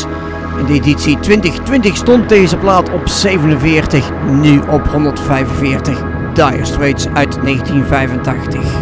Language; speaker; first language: Dutch; native; Dutch